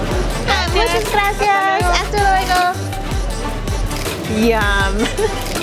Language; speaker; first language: Spanish; non-native, learner; English